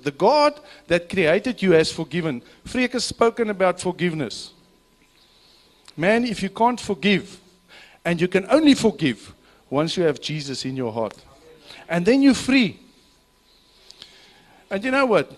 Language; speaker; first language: English; non-native, local second language; Afrikaans